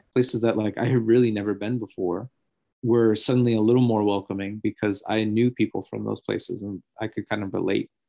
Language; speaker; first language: English; native; English